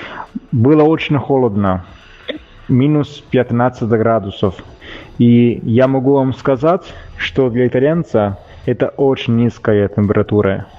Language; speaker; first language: Russian; non-native, fluent; Italian